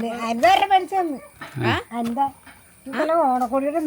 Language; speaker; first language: Malayalam; native; Malayalam